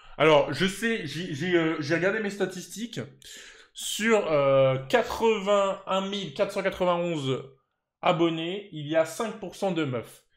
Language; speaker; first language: French; native; French